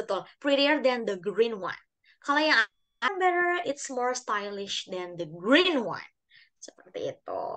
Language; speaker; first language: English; non-native, local second language; Indonesian